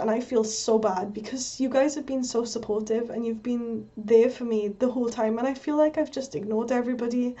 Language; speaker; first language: English; native; English